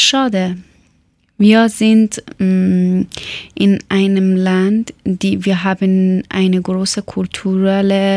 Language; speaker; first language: German; non-native, fluent; Persian